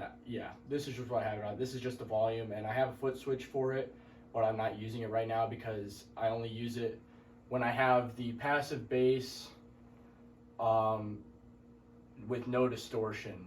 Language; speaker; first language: English; native; English